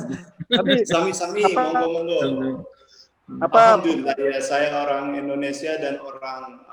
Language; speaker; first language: Indonesian; early bilingual, heritage; English